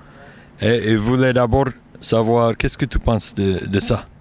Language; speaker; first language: French; non-native, learner; English